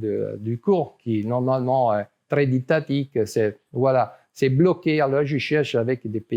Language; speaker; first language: French; non-native, learner; Italian